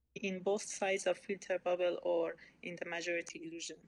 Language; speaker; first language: English; non-native, fluent; Persian